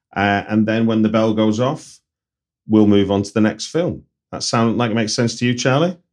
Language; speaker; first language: English; native; English